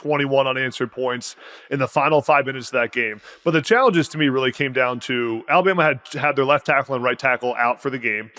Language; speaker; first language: English; native; English